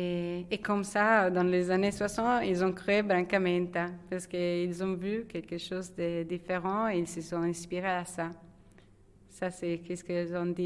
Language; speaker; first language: French; non-native, fluent; Italian